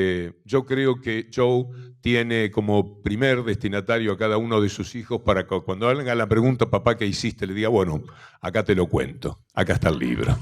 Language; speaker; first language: Spanish; native; Spanish